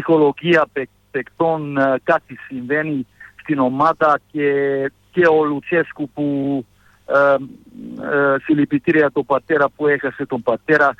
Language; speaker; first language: Greek; non-native, fluent; Serbian